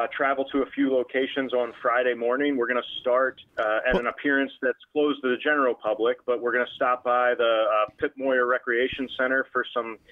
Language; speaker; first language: English; native; English